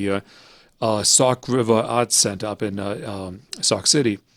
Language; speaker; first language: English; early bilingual, other home language; German